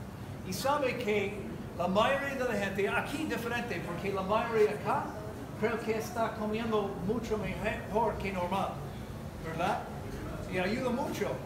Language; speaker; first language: Spanish; non-native, learner; English